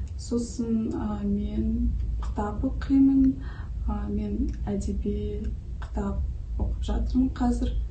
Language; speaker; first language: Kazakh; non-native, local second language; Russian